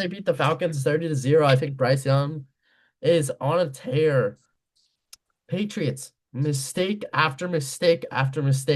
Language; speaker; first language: English; native; English